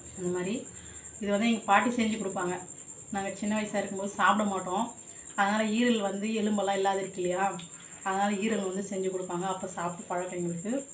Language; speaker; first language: Tamil; native; Tamil